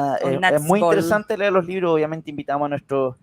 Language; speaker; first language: Spanish; native; Spanish